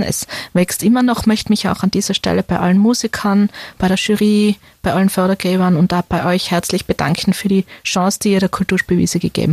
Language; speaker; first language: German; native; German